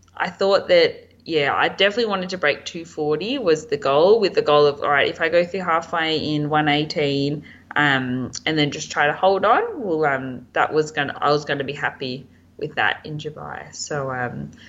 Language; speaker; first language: English; native; English